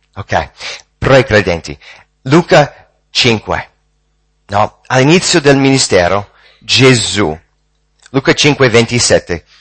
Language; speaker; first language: Italian; non-native, fluent; English